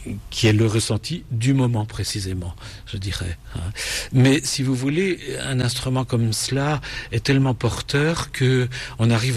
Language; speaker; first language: French; native; French